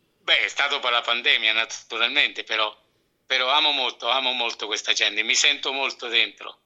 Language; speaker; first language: Italian; native; Italian